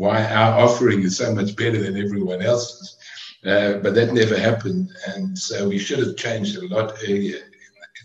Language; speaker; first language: English; native; English